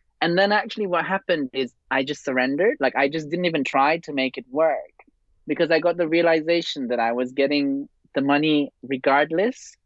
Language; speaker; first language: English; non-native, fluent; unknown